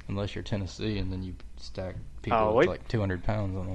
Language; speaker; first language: English; native; English